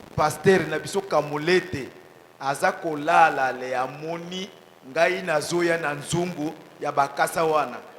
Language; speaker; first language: Lingala; native; Lingala